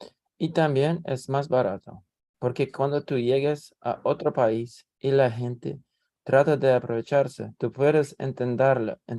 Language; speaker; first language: Spanish; non-native, learner; English